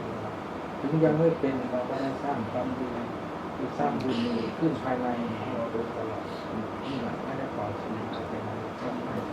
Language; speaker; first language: Thai; native; Thai